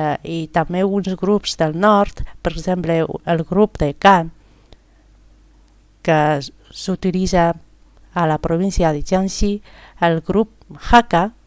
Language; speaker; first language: Catalan; non-native, fluent; Chinese